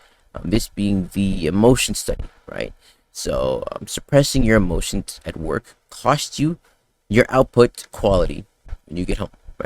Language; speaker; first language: English; native; English